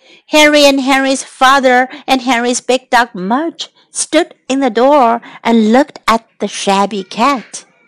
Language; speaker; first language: English; non-native, fluent; Chinese